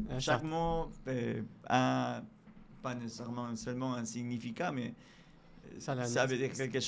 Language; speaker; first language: French; non-native, fluent; Spanish